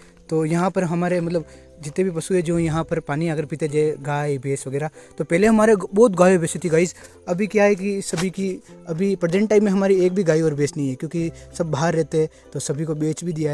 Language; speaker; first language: Hindi; non-native, local second language; Rajasthani